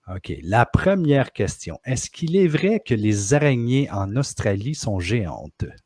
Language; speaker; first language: French; native; French